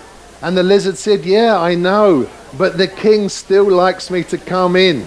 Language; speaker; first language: English; native; English